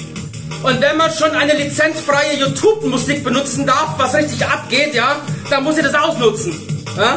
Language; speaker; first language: German; native; German